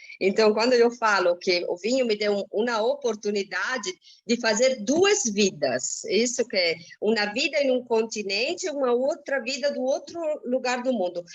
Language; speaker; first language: Portuguese; non-native, fluent; Italian